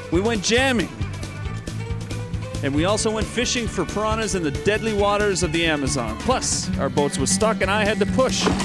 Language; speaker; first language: English; native; English